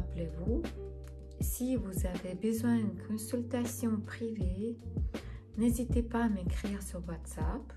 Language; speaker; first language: French; non-native, fluent; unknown